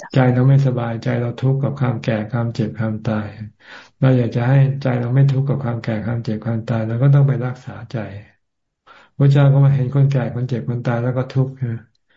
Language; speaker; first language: Thai; native; Thai